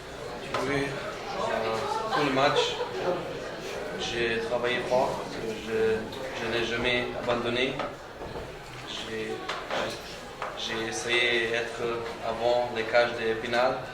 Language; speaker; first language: French; non-native, learner; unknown